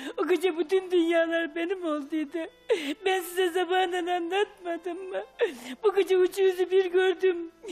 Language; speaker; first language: Turkish; native; Turkish